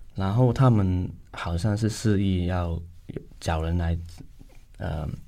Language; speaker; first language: Chinese; non-native, local second language; Cantonese